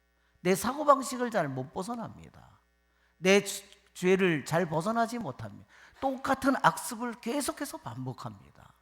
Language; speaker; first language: Korean; native; Korean